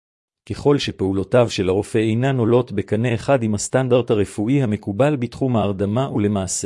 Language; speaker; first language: Hebrew; native; Hebrew